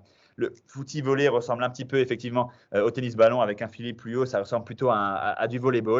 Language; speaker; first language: French; native; French